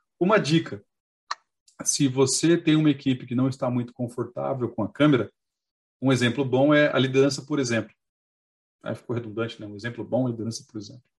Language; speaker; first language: Portuguese; native; Portuguese